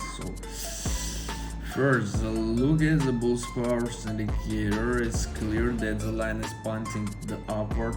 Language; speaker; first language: English; non-native, fluent; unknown